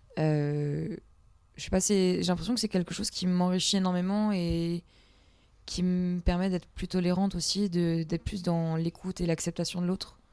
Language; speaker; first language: French; native; French